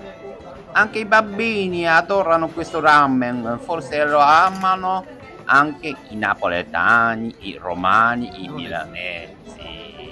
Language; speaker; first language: Italian; non-native, fluent; Japanese